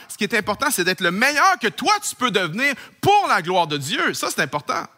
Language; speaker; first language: French; native; French